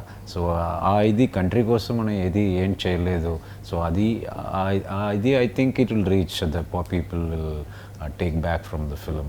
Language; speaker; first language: Telugu; non-native, learner; Tamil